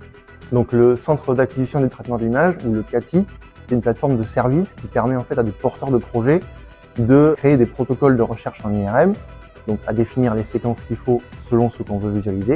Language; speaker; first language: French; native; French